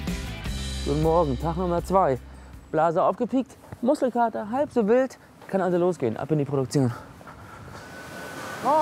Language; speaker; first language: German; native; German